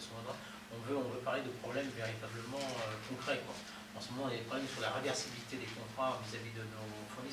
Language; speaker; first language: French; native; French